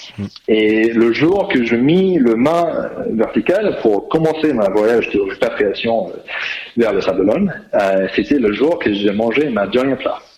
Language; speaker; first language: French; non-native, fluent; English